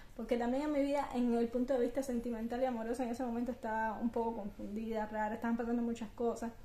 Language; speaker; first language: Spanish; native; Spanish